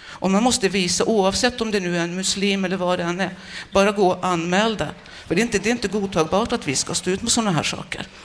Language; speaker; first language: Swedish; native; Swedish